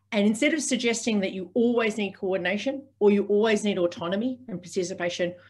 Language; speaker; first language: English; native; English